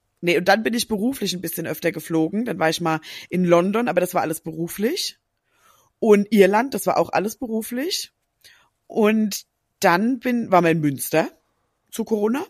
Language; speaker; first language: German; native; German